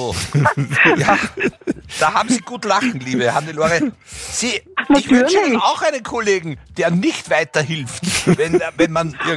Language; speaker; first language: German; native; German